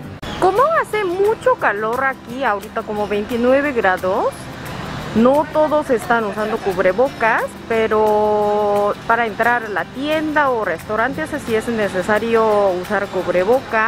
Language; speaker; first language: Spanish; non-native, learner; Korean